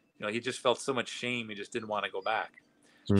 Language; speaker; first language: English; native; English